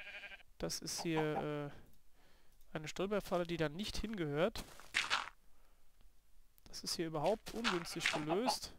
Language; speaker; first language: German; native; German